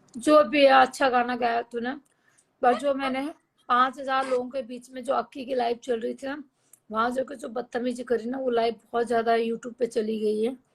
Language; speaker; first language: Hindi; native; Hindi